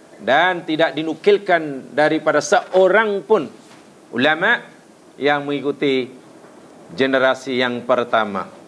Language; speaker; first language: Malay; native; Malay